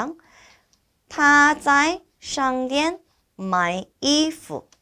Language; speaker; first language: Chinese; non-native, fluent; Korean